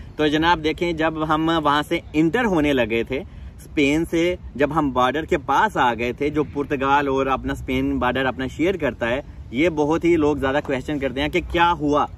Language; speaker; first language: Urdu; non-native, local second language; Punjabi